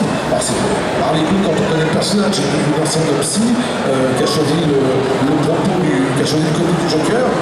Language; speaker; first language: French; native; French